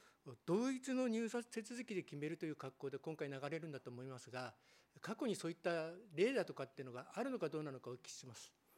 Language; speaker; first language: Japanese; native; Japanese